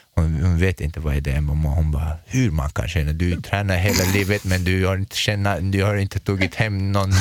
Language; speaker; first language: Swedish; non-native, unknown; Chechen